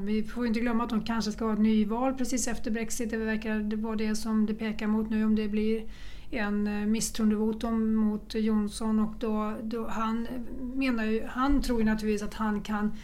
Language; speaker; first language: Swedish; native; Swedish